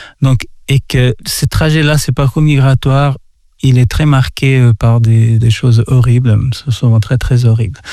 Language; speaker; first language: French; non-native, fluent; Portuguese